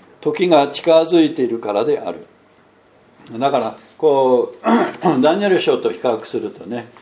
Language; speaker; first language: Japanese; non-native, fluent; English